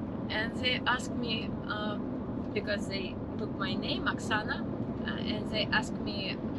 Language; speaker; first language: English; non-native, learner; Russian